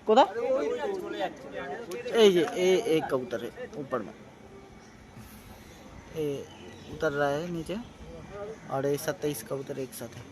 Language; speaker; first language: Hindi; non-native, local second language; Bangla